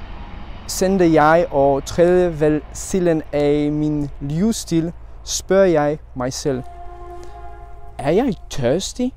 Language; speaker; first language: Danish; non-native, learner; Polish